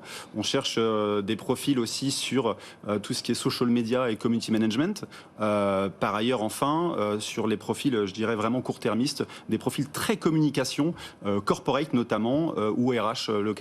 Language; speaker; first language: French; native; French